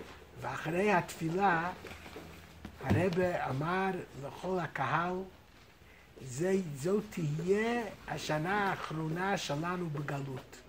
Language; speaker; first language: Hebrew; non-native, fluent; English